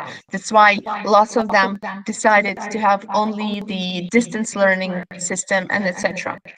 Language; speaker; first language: English; non-native, fluent; Ukrainian